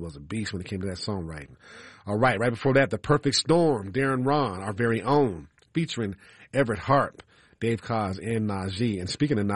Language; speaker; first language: English; native; English